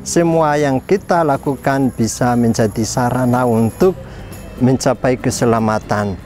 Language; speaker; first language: Indonesian; non-native, fluent; Malagasy